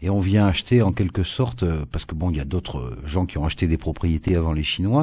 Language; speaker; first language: French; native; French